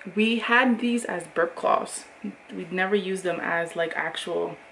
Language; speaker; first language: English; native; English